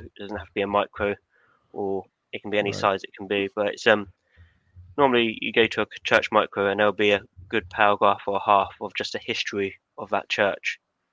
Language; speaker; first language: English; native; English